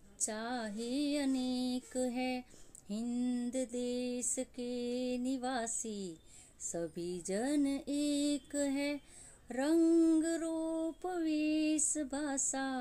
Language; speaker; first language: Hindi; non-native, local second language; Gujarati